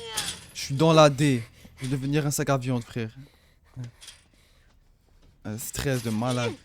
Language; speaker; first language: French; native; French